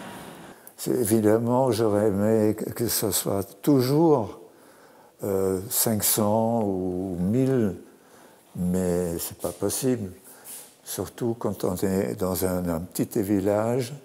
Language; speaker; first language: French; non-native, fluent; German